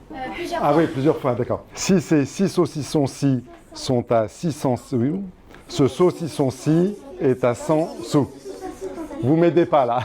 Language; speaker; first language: French; native; French